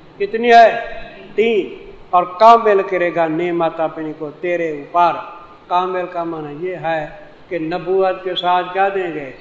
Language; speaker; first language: Urdu; non-native, local second language; Saraiki